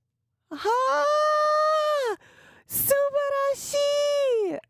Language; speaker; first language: Japanese; non-native, learner; English